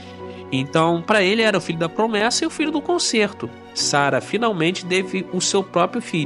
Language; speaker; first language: Portuguese; native; Portuguese